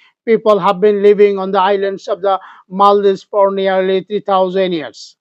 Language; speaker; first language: English; non-native, local second language; Bangla